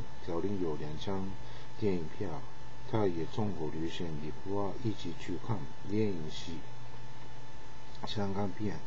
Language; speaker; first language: Chinese; non-native, learner; Japanese